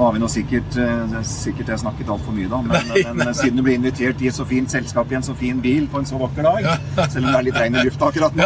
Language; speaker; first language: Norwegian; native; Norwegian